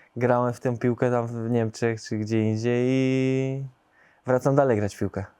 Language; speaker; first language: Polish; native; Polish